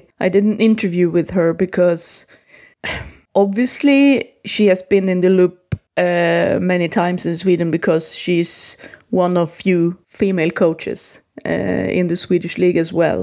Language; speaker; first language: English; non-native, fluent; Swedish